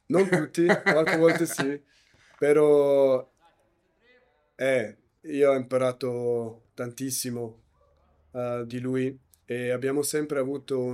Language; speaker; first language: Italian; non-native, learner; German